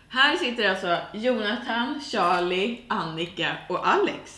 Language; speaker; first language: Swedish; native; Swedish